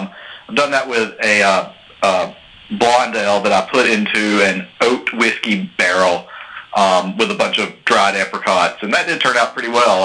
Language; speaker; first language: English; native; English